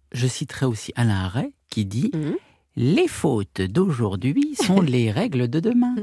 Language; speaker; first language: French; early bilingual, other home language; Arabic